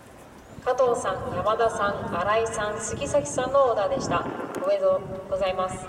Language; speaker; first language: Japanese; native; Japanese